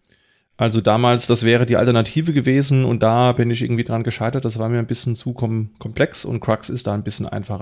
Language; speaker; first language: German; native; German